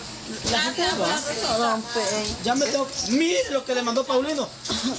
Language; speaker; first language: Spanish; native; Spanish